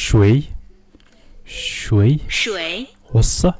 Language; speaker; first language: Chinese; non-native, fluent; Mongolian